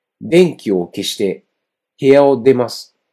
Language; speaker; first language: Japanese; non-native, fluent; Chinese